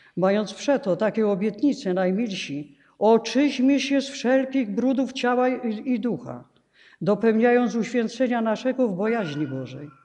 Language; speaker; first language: Polish; native; Polish